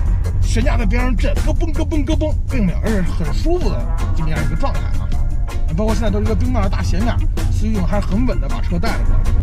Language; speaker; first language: Chinese; native; Chinese